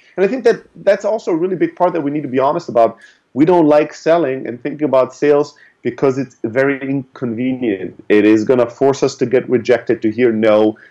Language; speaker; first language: English; early bilingual, other home language; German